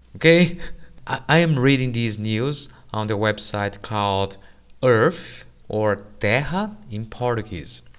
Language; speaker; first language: English; non-native, fluent; Portuguese